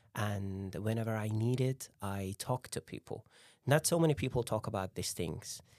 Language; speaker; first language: English; non-native, fluent; Persian